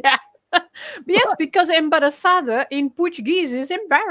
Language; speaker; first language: English; non-native, fluent; Portuguese